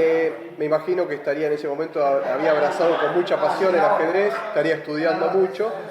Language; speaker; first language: Spanish; native; Spanish